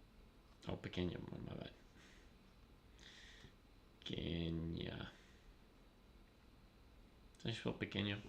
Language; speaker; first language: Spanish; non-native, learner; English